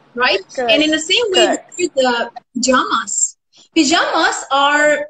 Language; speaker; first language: English; non-native, fluent; Armenian